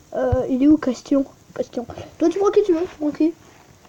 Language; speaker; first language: French; native; French